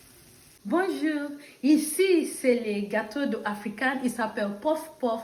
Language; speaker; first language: French; non-native, learner; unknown